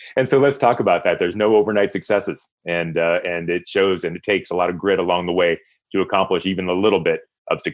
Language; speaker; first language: English; native; English